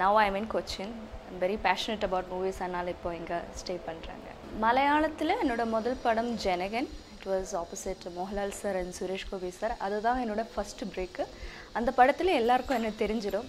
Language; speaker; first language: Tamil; non-native, learner; English